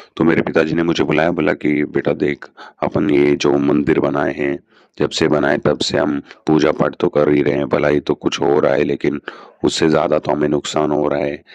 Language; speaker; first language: Hindi; non-native, local second language; Telugu